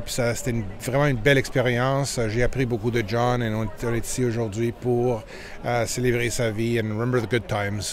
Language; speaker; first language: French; non-native, local second language; English